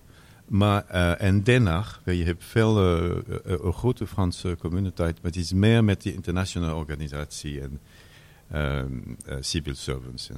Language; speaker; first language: Dutch; non-native, learner; French